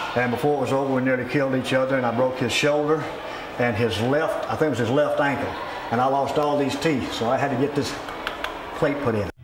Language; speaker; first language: English; native; English